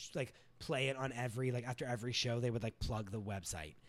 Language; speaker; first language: English; native; English